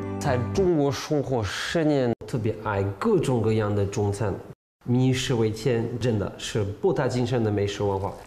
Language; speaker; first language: Chinese; non-native, fluent; French